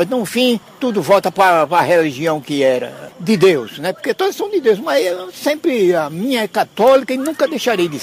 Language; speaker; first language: Portuguese; native; Portuguese